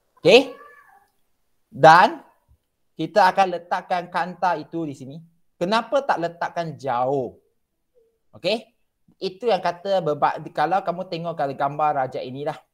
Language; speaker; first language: Malay; non-native, local second language; Chinese